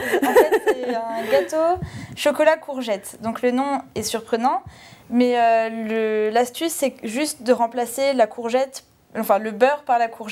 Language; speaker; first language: French; native; French